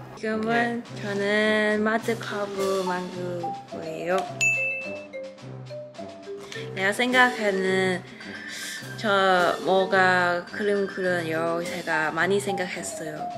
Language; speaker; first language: Korean; non-native, learner; Cantonese